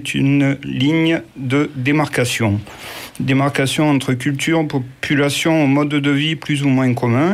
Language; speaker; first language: French; native; French